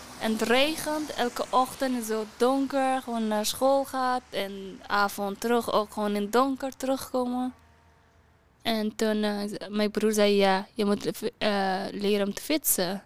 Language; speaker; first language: Dutch; non-native, learner; Persian